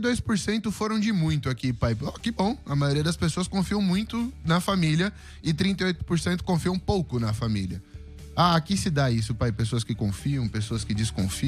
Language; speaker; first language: Portuguese; native; Portuguese